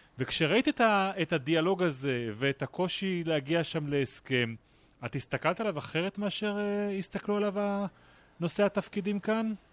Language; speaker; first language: Hebrew; native; Hebrew